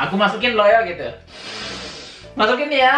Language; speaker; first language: Indonesian; native; Indonesian